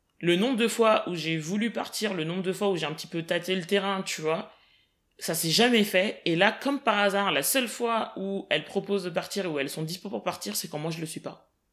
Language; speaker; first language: French; native; French